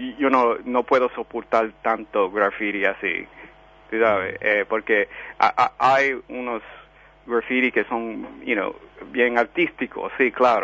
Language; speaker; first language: Spanish; early bilingual, heritage; Spanish